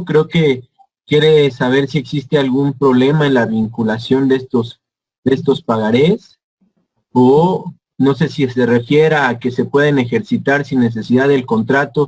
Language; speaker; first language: Spanish; native; Spanish